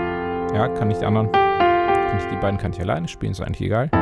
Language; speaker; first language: German; native; German